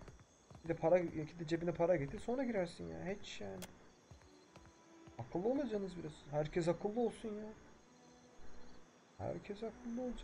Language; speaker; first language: Turkish; native; Turkish